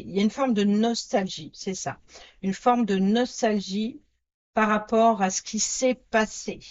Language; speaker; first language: French; native; French